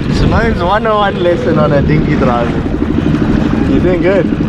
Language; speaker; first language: English; native; English